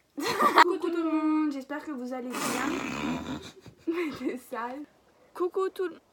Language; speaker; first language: French; native; French